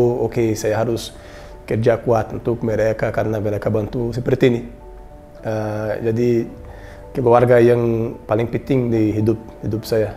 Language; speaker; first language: Indonesian; non-native, learner; Portuguese